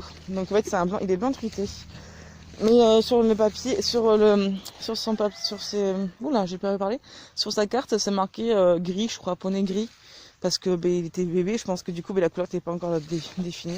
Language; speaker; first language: French; native; French